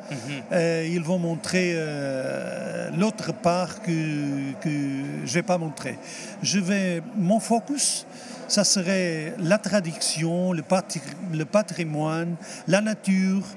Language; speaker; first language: French; non-native, fluent; Portuguese